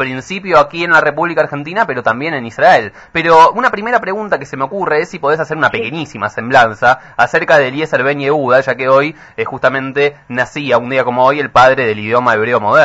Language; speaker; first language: Spanish; native; Spanish